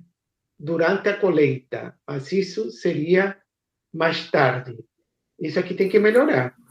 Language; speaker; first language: Portuguese; non-native, fluent; Spanish